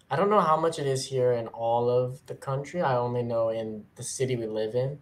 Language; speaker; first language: English; native; English